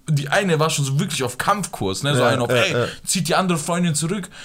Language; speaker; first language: German; early bilingual, other home language; Persian